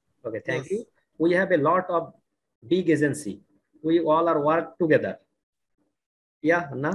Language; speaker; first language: English; non-native, learner; Bangla